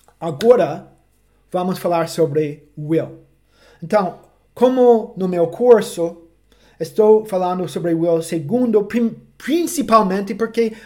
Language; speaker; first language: Portuguese; non-native, fluent; English